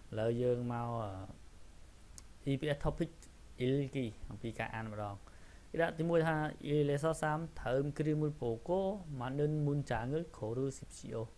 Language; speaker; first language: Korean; non-native, fluent; Khmer